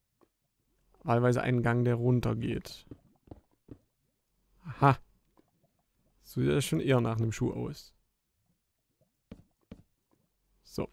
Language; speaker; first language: German; native; German